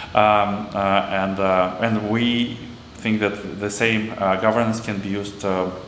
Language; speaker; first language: English; non-native, fluent; Russian